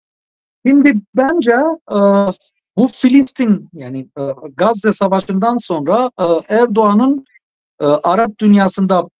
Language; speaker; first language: Turkish; non-native, fluent; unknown